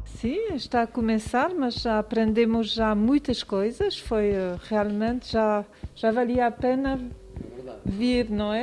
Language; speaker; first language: Portuguese; non-native, fluent; French